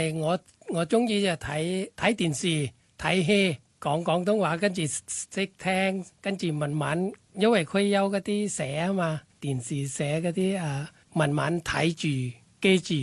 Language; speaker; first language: Cantonese; non-native, learner; Thai